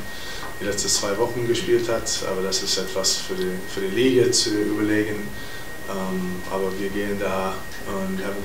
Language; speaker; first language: German; non-native, fluent; English